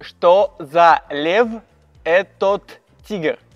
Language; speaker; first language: Russian; native; Russian